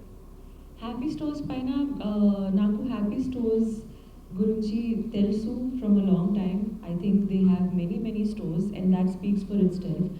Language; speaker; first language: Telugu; non-native, learner; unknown